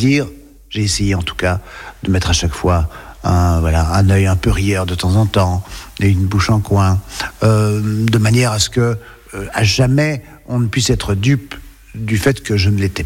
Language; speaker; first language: French; native; French